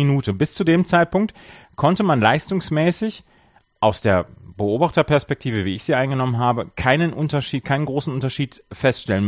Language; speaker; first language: German; native; German